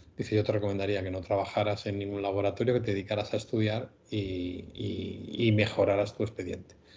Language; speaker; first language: Spanish; native; Spanish